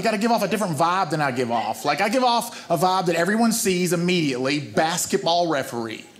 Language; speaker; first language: English; native; English